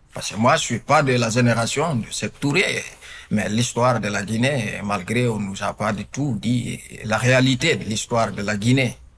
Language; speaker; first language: French; non-native, local second language; Fula